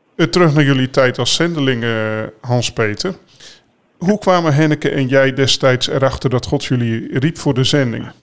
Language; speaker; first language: Dutch; native; Dutch